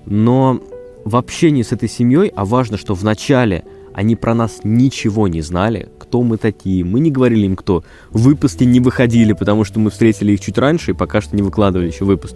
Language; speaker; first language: Russian; native; Russian